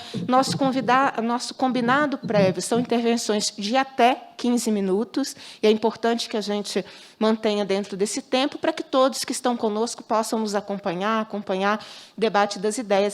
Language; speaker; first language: Portuguese; native; Portuguese